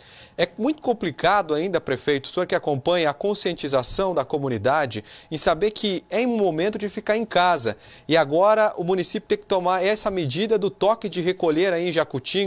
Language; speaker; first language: Portuguese; native; Portuguese